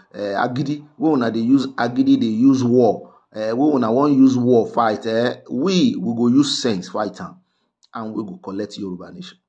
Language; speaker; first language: Nigerian Pidgin; non-native, local second language; Yoruba